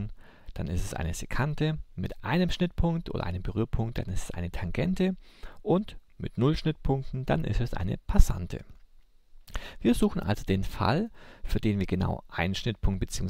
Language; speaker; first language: German; native; German